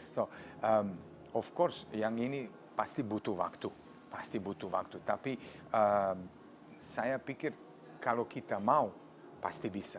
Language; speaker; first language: Indonesian; non-native, fluent; Serbian